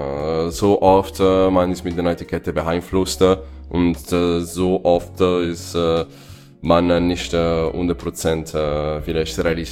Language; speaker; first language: German; non-native, fluent; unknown